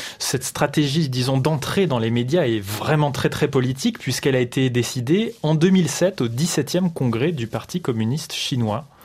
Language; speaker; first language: French; native; French